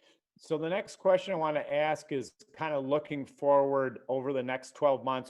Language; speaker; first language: English; native; English